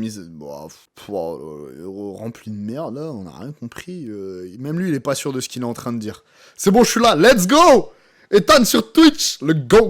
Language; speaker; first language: French; native; French